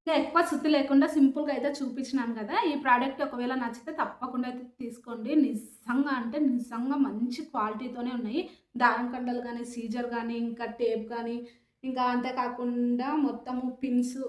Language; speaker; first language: Telugu; native; Telugu